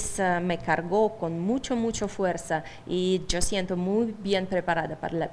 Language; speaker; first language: Spanish; non-native, fluent; Russian